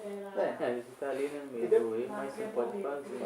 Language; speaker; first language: Portuguese; native; Portuguese